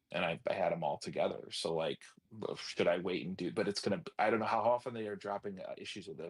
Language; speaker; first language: English; native; English